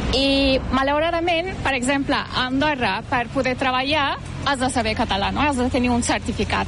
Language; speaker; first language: Catalan; non-native, fluent; Turkish